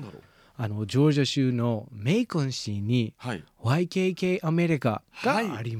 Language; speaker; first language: Japanese; non-native, fluent; English